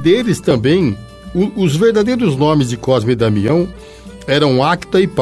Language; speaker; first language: Portuguese; native; Portuguese